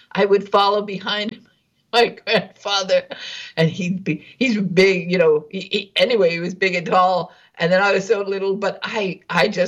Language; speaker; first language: English; native; English